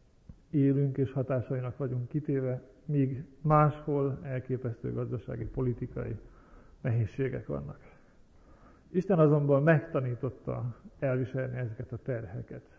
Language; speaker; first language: Hungarian; native; Hungarian